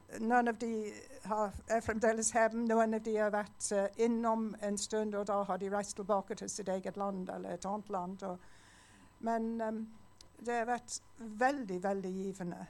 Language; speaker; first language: Norwegian; non-native, fluent; English